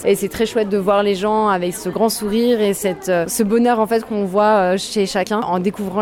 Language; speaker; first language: French; native; French